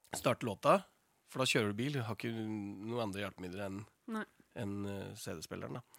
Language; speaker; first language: Norwegian; native; Norwegian